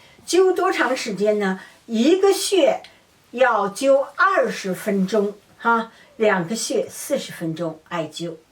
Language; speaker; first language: Chinese; native; Chinese